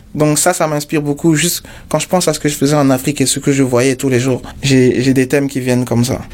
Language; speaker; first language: French; non-native, local second language; Mossi